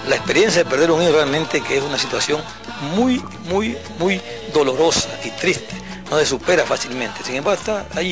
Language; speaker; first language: Spanish; native; Spanish